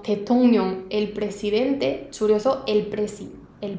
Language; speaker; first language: Spanish; non-native, fluent; Korean